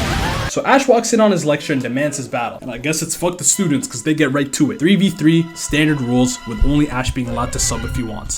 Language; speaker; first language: English; native; English